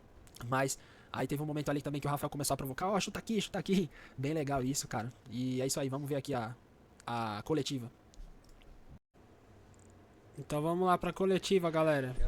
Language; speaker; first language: Portuguese; native; Portuguese